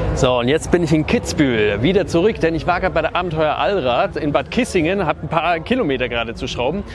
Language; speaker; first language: German; native; German